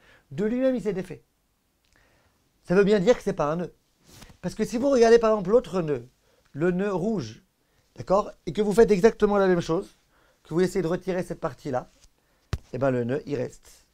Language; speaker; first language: French; native; French